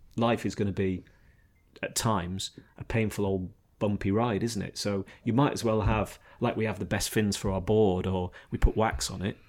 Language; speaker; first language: English; native; English